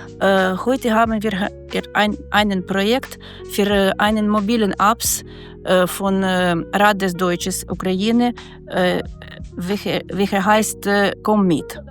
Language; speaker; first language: German; non-native, learner; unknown